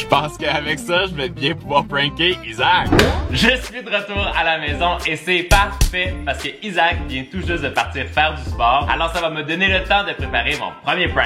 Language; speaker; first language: French; native; French